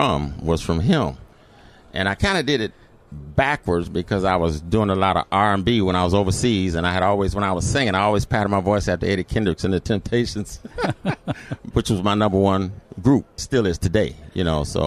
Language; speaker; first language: English; native; English